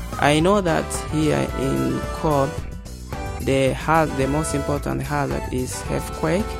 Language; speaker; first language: English; non-native, learner; Portuguese